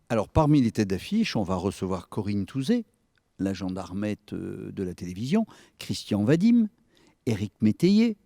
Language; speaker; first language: French; native; French